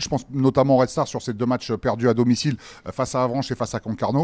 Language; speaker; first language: French; native; French